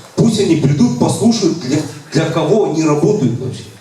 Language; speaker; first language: Russian; non-native, local second language; Kazakh